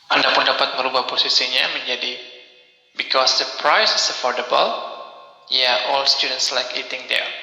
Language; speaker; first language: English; non-native, local second language; Indonesian